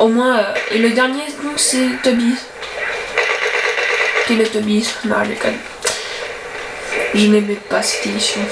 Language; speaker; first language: French; native; French